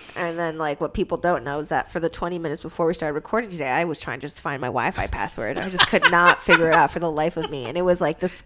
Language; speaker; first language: English; early bilingual, other home language; Chinese